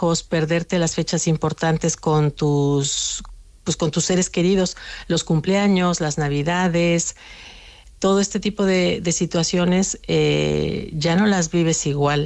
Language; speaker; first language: Spanish; native; Spanish